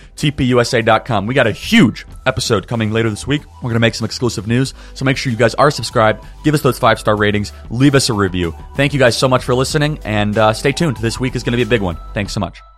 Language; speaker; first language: English; native; English